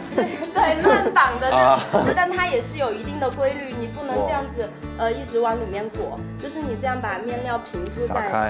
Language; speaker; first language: Chinese; native; Chinese